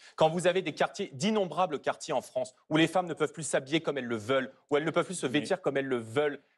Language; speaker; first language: French; native; French